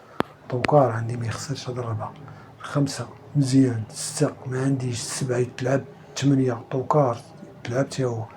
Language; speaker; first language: Arabic; native; Arabic